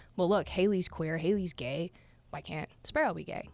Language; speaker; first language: English; native; English